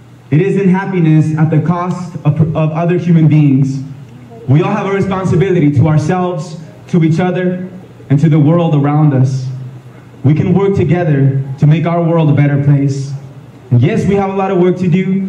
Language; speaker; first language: English; early bilingual, other home language; Spanish